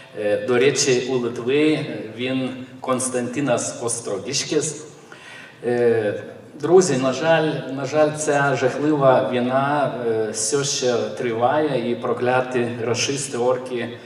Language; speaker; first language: Ukrainian; non-native, fluent; Lithuanian